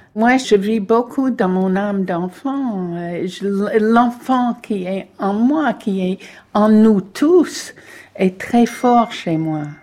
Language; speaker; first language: French; non-native, fluent; English